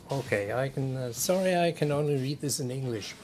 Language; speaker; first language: English; non-native, fluent; German